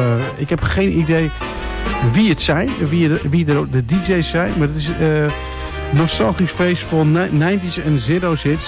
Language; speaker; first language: Dutch; native; Dutch